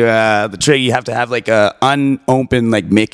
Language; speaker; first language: English; native; English